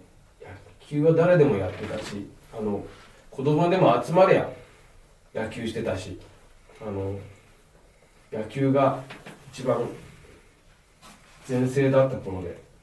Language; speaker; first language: Japanese; native; Japanese